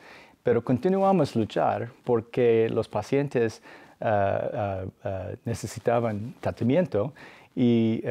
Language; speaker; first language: Spanish; non-native, fluent; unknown